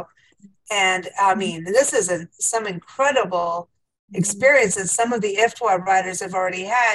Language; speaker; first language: English; native; English